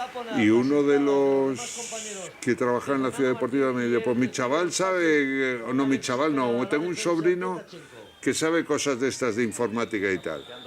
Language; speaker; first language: Spanish; native; Spanish